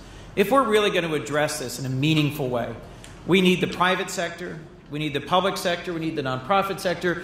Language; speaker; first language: English; native; English